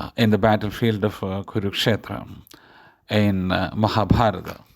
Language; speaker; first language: English; non-native, local second language; Malayalam